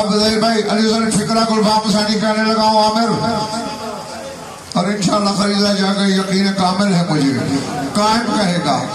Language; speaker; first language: Urdu; non-native, local second language; Saraiki